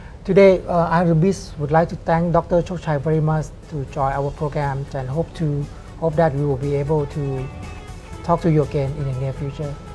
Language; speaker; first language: English; non-native, fluent; Thai